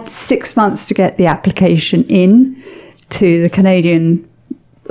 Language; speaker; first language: English; native; English